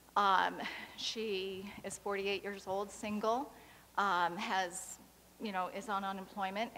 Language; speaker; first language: English; native; English